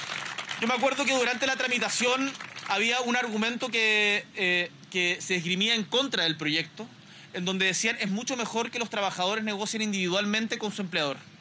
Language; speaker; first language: Spanish; native; Spanish